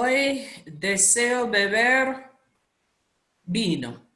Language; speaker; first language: Spanish; non-native, learner; English